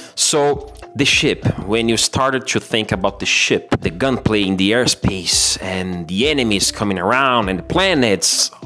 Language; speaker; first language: English; non-native, fluent; Portuguese